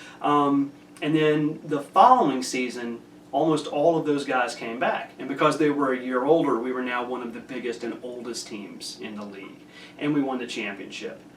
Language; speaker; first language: English; native; English